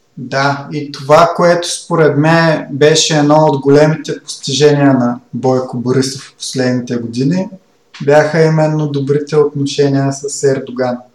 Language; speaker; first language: Bulgarian; native; Bulgarian